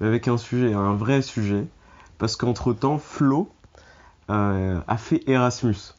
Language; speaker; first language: French; native; French